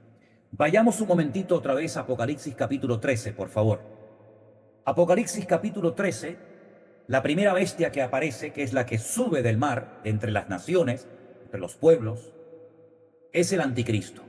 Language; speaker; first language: Spanish; native; Spanish